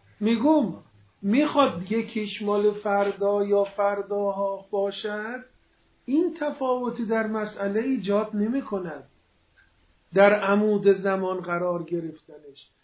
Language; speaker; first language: Persian; non-native, local second language; Azerbaijani